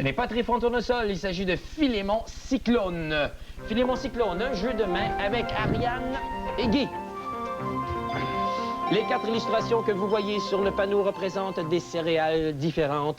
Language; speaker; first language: French; native; French